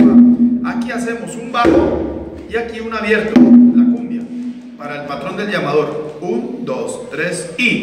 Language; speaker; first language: Spanish; native; Spanish